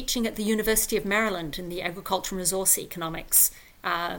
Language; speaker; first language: English; native; English